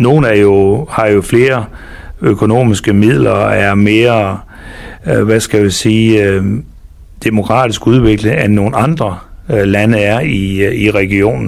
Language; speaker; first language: Danish; native; Danish